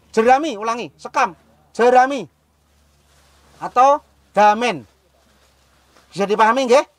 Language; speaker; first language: Indonesian; non-native, local second language; Javanese